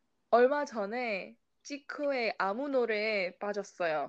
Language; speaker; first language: Korean; non-native, fluent; English